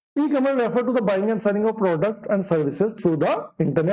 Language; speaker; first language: English; non-native, local second language; Punjabi